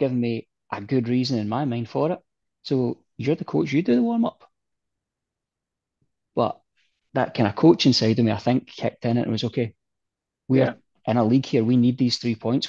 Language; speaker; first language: English; native; English